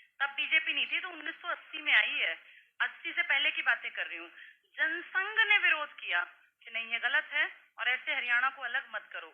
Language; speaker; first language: Hindi; native; Hindi